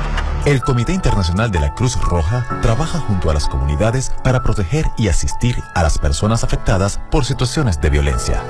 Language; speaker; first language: Spanish; native; Spanish